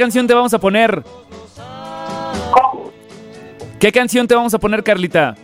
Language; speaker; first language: Spanish; native; Spanish